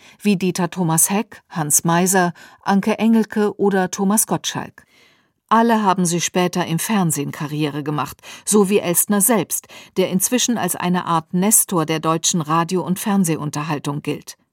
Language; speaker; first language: German; native; German